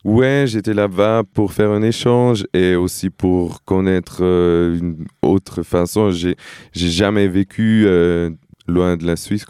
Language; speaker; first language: French; non-native, fluent; Portuguese